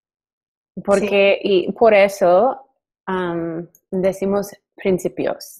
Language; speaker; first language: Spanish; non-native, learner; English